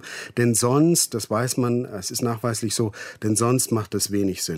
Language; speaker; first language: German; native; German